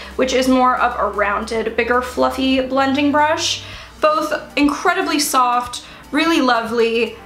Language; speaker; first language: English; native; English